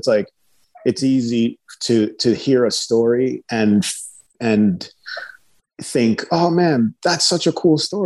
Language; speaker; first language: English; early bilingual, other home language; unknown